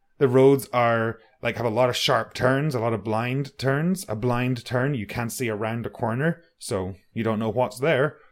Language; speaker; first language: English; native; English